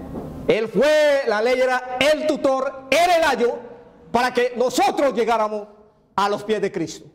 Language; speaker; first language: Spanish; native; Spanish